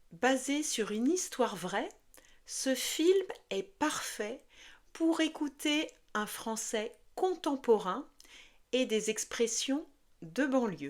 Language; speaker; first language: French; native; French